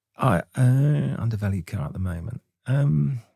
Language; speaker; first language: English; native; English